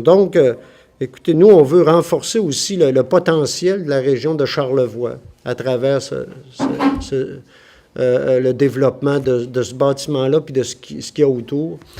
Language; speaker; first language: French; native; French